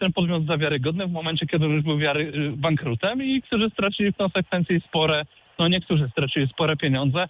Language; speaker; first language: Polish; native; Polish